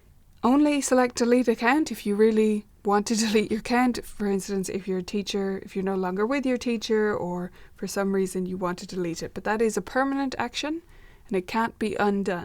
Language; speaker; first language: English; native; English